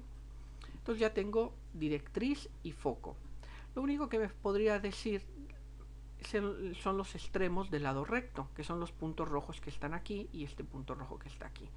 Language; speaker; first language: Spanish; native; Spanish